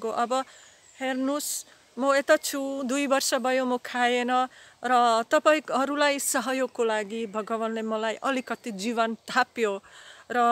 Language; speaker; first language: Nepali; non-native, learner; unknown